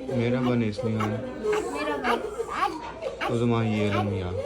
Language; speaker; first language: Turkish; non-native, learner; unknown